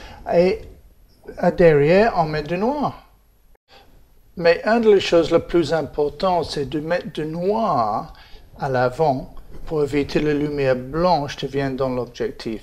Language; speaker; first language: French; non-native, fluent; English